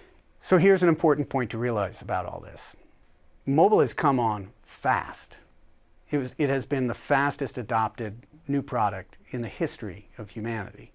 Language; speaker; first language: English; native; English